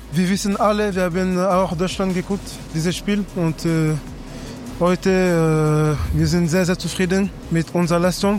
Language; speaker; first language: German; non-native, fluent; French